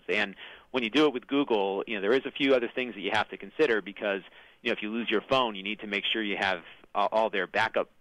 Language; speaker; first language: English; native; English